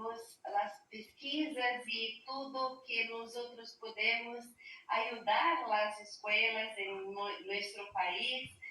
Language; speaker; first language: Spanish; non-native, learner; Portuguese